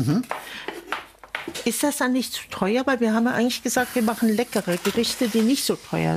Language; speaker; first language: German; native; German